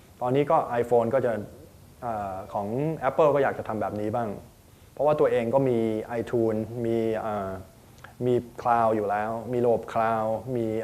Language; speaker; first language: Thai; native; Thai